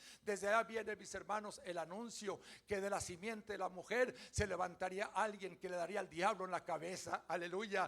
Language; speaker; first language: Spanish; native; Spanish